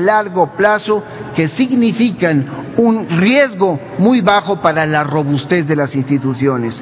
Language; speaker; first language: Spanish; native; Spanish